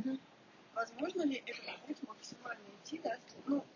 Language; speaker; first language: Russian; native; Russian